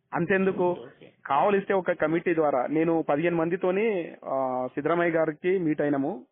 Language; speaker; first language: Telugu; non-native, local second language; Kannada